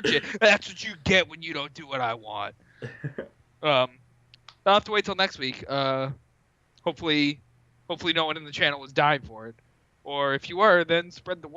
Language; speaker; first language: English; native; English